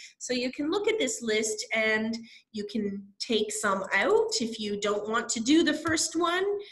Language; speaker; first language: English; native; English